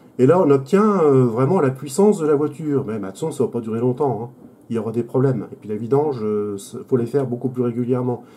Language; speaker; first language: French; native; French